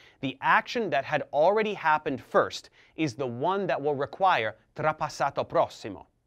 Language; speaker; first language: English; early bilingual, other home language; Italian